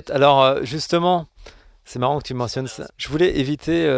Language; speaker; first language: French; native; French